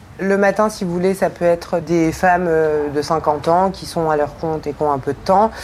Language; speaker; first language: French; native; French